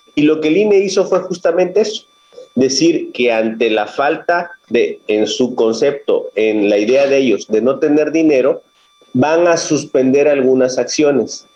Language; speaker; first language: Spanish; native; Spanish